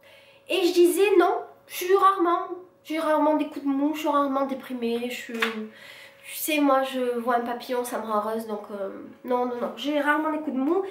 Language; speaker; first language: French; native; French